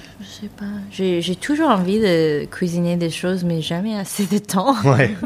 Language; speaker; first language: French; non-native, learner; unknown